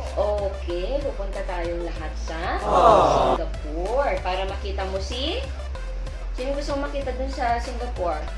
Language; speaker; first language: Filipino; non-native, local second language; Iloko